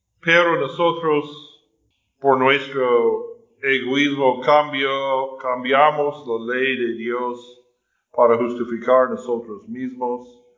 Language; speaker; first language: Spanish; non-native, fluent; English